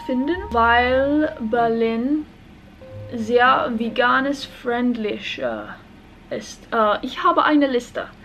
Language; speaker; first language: German; non-native, learner; English